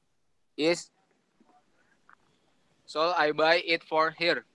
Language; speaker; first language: English; non-native, learner; Indonesian